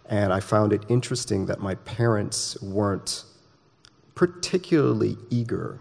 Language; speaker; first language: English; native; English